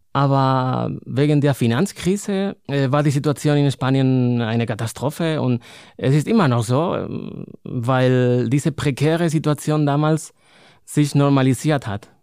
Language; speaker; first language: German; non-native, fluent; Spanish